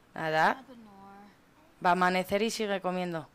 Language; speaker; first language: Spanish; native; Spanish